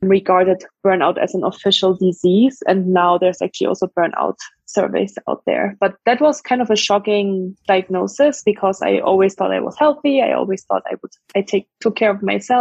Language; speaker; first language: English; non-native, fluent; German